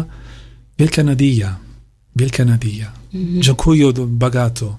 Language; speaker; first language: Polish; non-native, learner; Italian